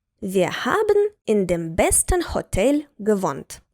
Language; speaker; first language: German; non-native, fluent; Ukrainian